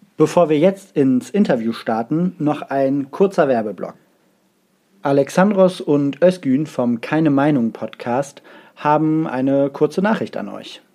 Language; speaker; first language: German; native; German